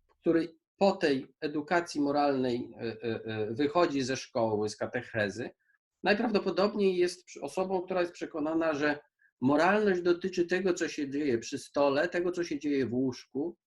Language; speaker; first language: Polish; native; Polish